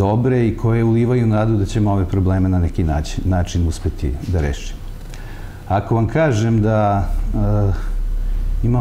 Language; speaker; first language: Serbian; native; Serbian